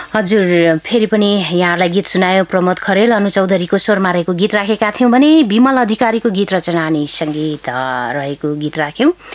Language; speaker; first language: Nepali; non-native, local second language; Dangaura Tharu